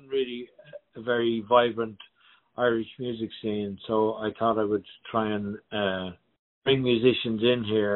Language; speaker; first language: English; native; English